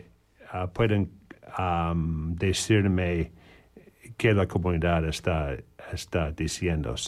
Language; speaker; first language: Spanish; non-native, learner; English